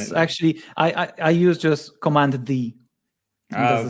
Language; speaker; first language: English; non-native, fluent; Polish